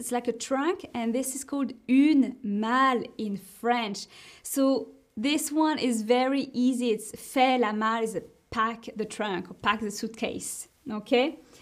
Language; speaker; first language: English; non-native, fluent; French